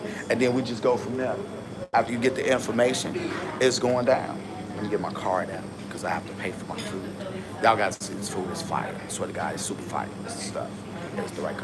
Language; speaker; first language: English; native; English